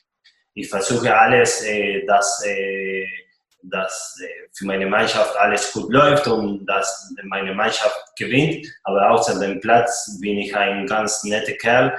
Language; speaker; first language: German; non-native, fluent; Spanish